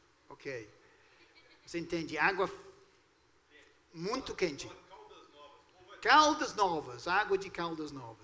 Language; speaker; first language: Portuguese; non-native, fluent; English